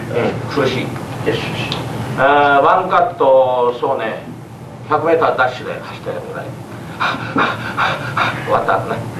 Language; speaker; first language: Japanese; native; Japanese